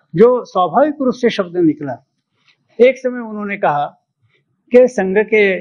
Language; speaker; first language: Hindi; non-native, local second language; Marathi